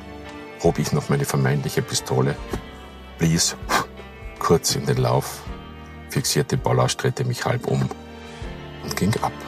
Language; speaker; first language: German; native; German